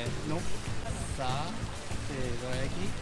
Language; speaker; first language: French; non-native, learner; Japanese